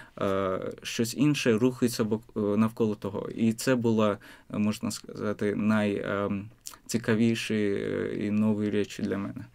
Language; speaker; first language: Ukrainian; non-native, fluent; Azerbaijani